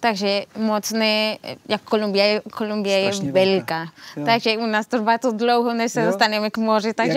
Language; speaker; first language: Czech; non-native, fluent; Spanish